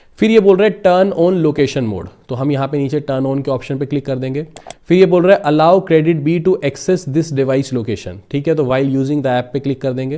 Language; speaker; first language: Hindi; native; Hindi